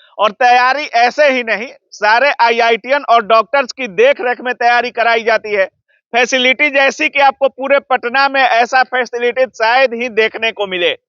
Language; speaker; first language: Hindi; native; Hindi